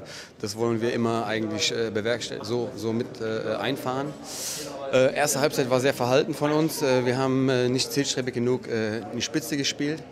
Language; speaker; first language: German; native; German